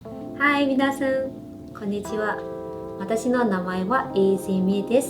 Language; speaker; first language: Japanese; non-native, fluent; Burmese